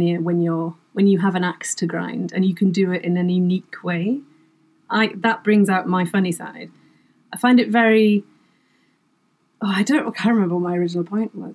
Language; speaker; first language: English; non-native, local second language; Welsh